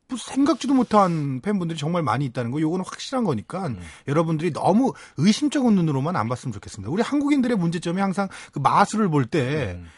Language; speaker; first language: Korean; native; Korean